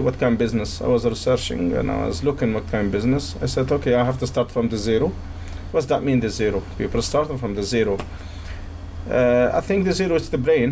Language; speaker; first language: English; non-native, fluent; Arabic